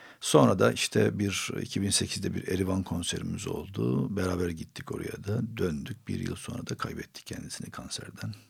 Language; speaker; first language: Turkish; non-native, local second language; Armenian